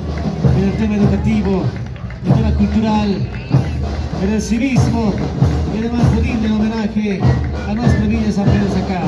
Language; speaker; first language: Spanish; native; Spanish